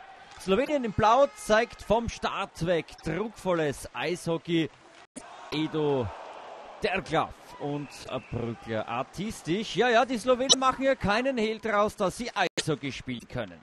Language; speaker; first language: German; native; German